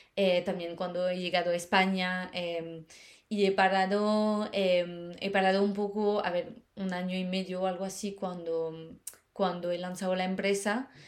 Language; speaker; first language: Spanish; non-native, fluent; French